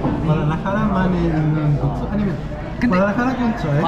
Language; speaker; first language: Korean; non-native, learner; Spanish